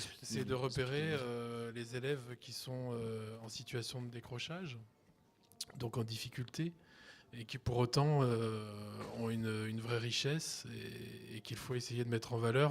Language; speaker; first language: French; native; French